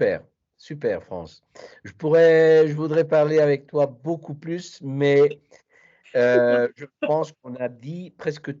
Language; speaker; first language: French; non-native, fluent; Italian